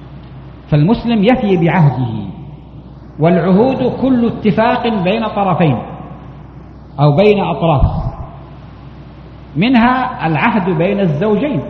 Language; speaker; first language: Arabic; native; Arabic